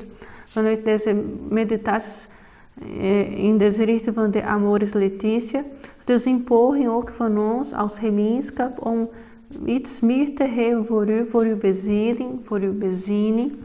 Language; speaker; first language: Dutch; non-native, fluent; Portuguese